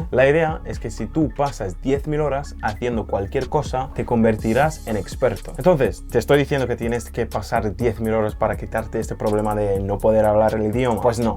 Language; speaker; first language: Spanish; non-native, fluent; English